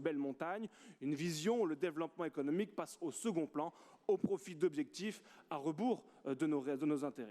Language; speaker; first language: French; native; French